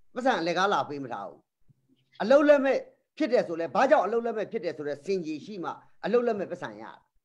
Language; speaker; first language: Burmese; non-native, local second language; Rohingya